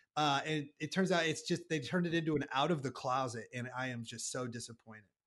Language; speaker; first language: English; native; English